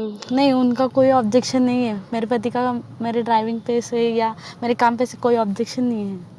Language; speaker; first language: Hindi; non-native, local second language; Marathi